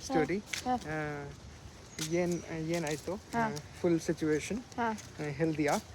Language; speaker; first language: Kannada; non-native, learner; Hindi